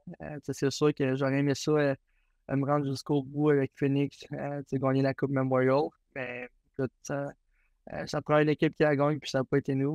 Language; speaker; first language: French; native; French